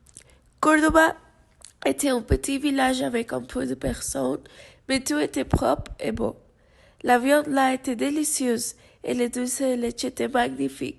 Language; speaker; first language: French; non-native, learner; Spanish